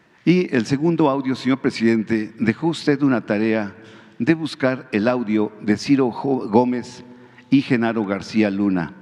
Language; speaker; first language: Spanish; native; Spanish